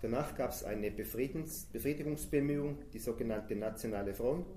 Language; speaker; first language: German; native; German